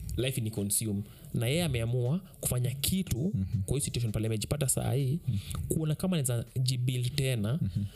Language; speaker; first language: Swahili; native; Swahili